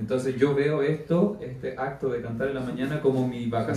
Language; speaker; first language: Spanish; native; Spanish